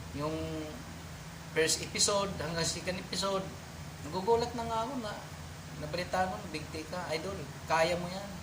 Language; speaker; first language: Filipino; non-native, local second language; Cebuano